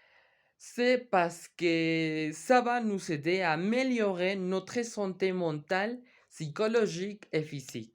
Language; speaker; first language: French; non-native, learner; Spanish